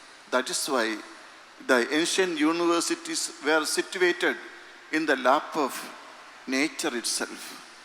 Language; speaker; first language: English; non-native, local second language; Malayalam